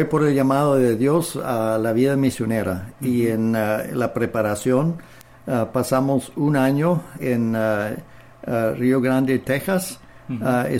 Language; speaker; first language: Spanish; non-native, fluent; English